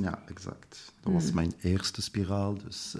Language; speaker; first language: Dutch; non-native, local second language; French